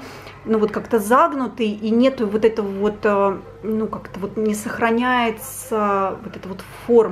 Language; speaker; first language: Russian; native; Russian